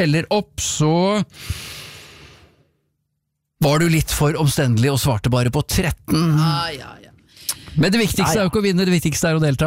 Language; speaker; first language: Norwegian; native; Norwegian